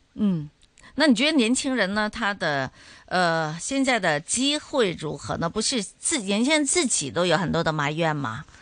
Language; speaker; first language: Chinese; non-native, local second language; Cantonese